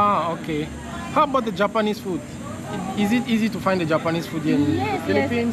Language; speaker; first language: English; non-native, learner; French